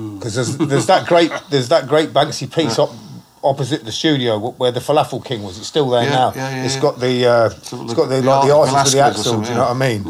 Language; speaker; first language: English; native; English